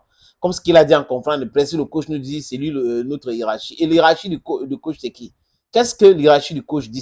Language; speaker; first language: French; non-native, local second language; English